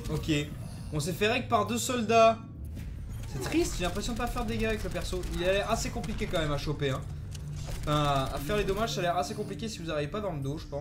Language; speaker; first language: French; native; French